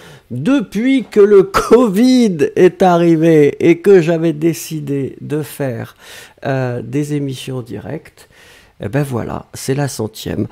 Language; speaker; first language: French; native; French